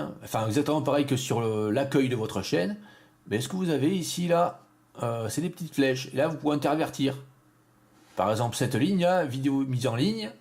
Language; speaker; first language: French; native; French